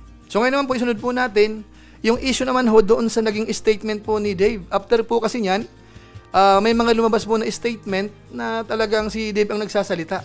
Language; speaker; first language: Filipino; native; Filipino